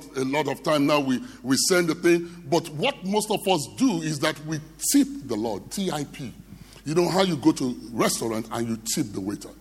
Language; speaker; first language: English; non-native, local second language; Yoruba